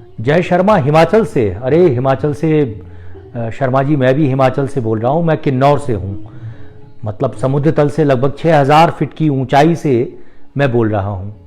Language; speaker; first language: Hindi; non-native, local second language; Marathi